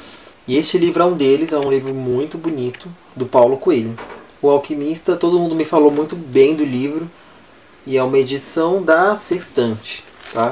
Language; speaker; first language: Portuguese; native; Portuguese